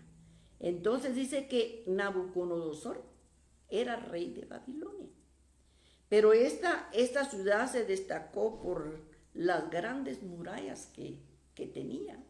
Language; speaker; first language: Spanish; native; Spanish